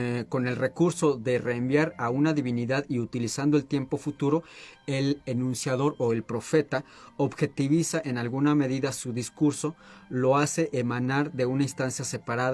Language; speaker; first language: Spanish; native; Spanish